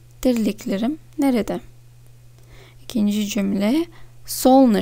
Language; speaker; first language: Turkish; non-native, fluent; Russian